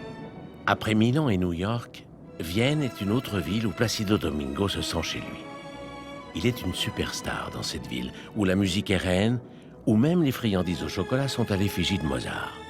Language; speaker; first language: French; native; French